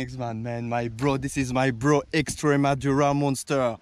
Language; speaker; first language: English; non-native, learner; French